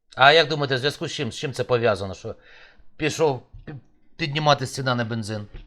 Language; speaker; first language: Ukrainian; native; Ukrainian